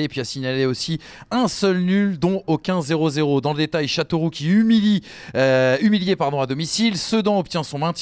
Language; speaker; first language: French; native; French